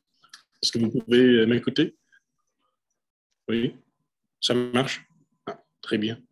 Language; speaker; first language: French; non-native, fluent; English